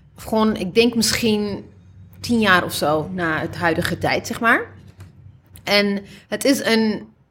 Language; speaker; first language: Dutch; early bilingual, other home language; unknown